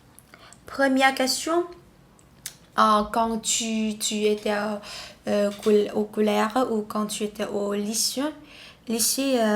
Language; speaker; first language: French; non-native, learner; Vietnamese